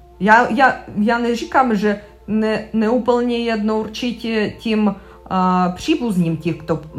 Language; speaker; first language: Czech; non-native, learner; Russian